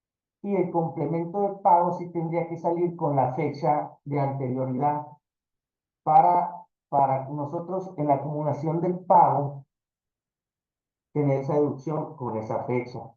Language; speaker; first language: Spanish; native; Spanish